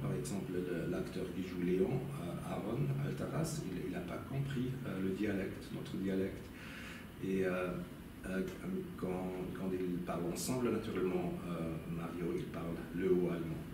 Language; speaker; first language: French; non-native, local second language; German